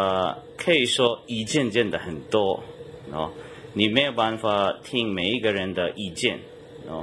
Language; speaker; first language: Chinese; non-native, fluent; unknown